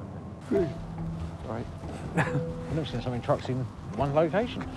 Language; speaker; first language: English; native; English